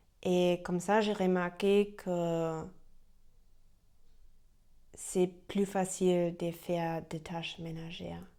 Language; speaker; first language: French; non-native, learner; German